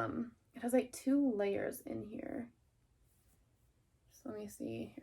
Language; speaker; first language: English; native; English